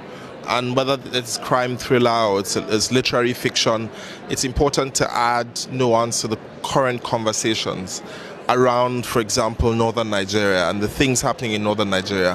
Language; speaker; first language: English; non-native, local second language; Hausa